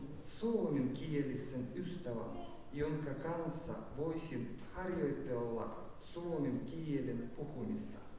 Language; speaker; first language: Finnish; non-native, learner; Russian